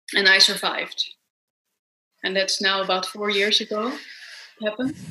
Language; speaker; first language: English; non-native, fluent; Dutch